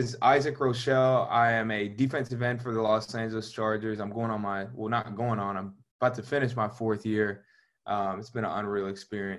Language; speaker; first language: English; native; English